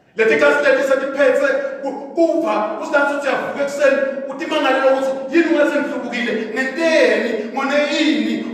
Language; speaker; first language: Zulu; non-native, local second language; Swati